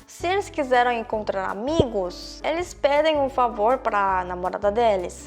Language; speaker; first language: Portuguese; non-native, fluent; Korean